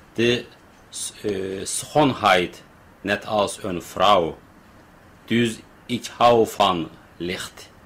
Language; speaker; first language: Dutch; non-native, learner; Turkish